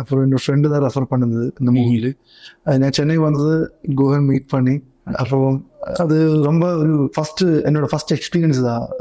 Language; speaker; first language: Tamil; non-native, learner; Malayalam